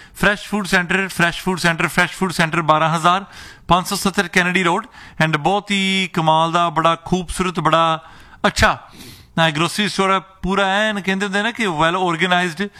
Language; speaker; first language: Punjabi; early bilingual, heritage; Punjabi